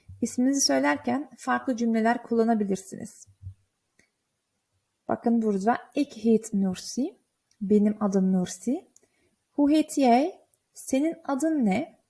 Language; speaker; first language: Turkish; early bilingual, heritage; Turkish